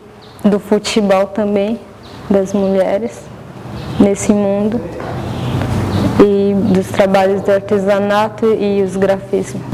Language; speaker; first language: Portuguese; non-native, local second language; Guarani